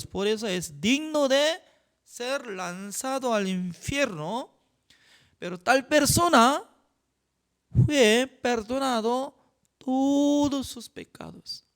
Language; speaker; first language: Spanish; non-native, fluent; Korean